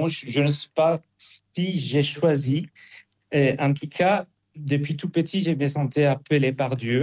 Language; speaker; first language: French; non-native, fluent; Spanish